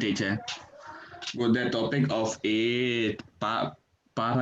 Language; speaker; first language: English; non-native, learner; Spanish